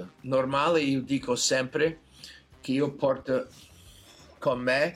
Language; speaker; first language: Italian; non-native, learner; English